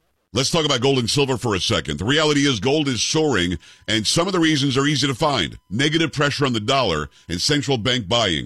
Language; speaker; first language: English; native; English